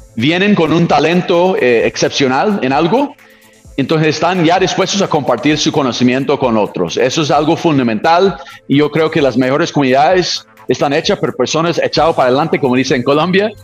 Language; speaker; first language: Spanish; non-native, fluent; English